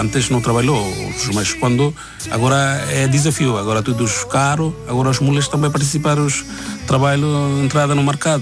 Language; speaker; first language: Portuguese; non-native, learner; Bangla